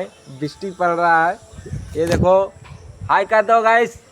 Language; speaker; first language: Hindi; non-native, local second language; Bangla